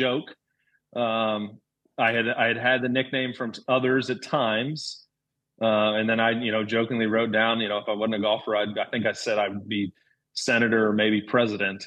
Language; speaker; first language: English; native; English